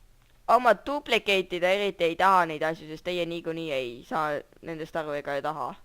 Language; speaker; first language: Estonian; native; Estonian